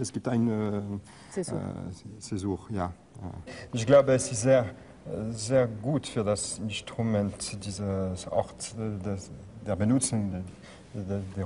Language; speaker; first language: German; non-native, learner; French